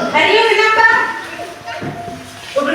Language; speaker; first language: Indonesian; native; Indonesian